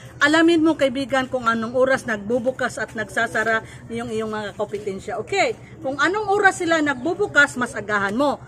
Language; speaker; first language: Filipino; non-native, local second language; Cebuano